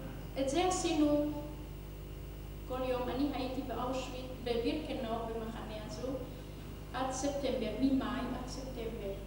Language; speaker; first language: Hebrew; non-native, fluent; Hungarian